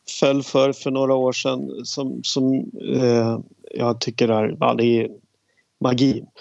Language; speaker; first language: Swedish; native; Swedish